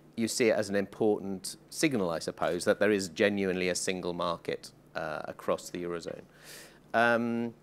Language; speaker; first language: English; native; English